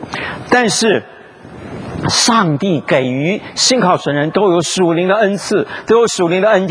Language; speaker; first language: Chinese; native; Chinese